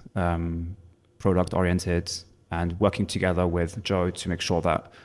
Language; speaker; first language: English; non-native, fluent; French